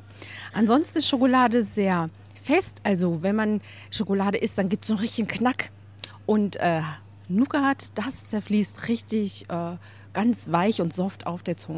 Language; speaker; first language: German; native; German